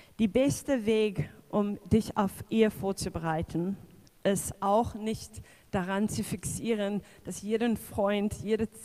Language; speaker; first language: German; non-native, fluent; English